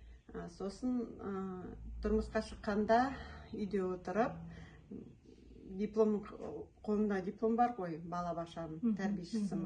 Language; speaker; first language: Kazakh; non-native, local second language; Russian